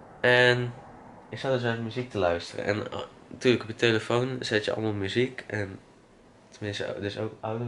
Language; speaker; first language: Dutch; native; Dutch